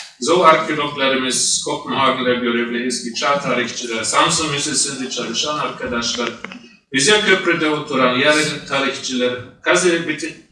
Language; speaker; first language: Turkish; non-native, fluent; German